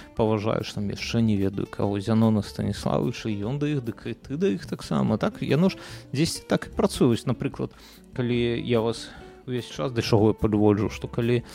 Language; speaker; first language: Belarusian; non-native, local second language; Russian